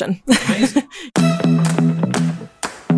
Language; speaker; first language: English; native; English